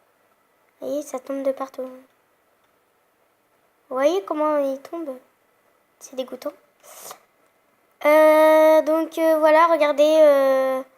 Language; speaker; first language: French; native; French